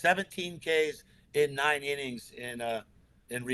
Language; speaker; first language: English; native; English